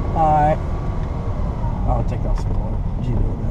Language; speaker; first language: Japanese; non-native, learner; English